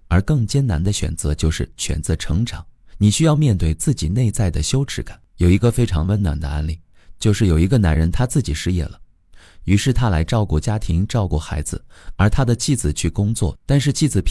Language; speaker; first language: Chinese; native; Chinese